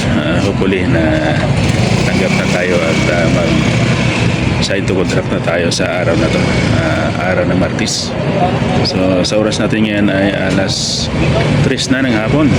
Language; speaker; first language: Filipino; native; Filipino